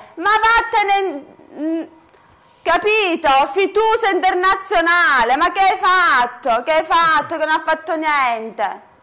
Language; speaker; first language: Italian; native; Italian